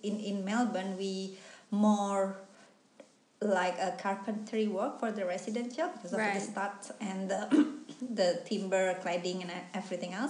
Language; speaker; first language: English; non-native, fluent; Indonesian